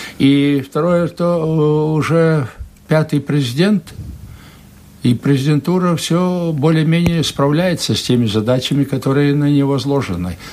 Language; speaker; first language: Russian; non-native, local second language; Latvian